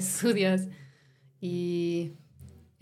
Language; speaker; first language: Spanish; non-native, learner; English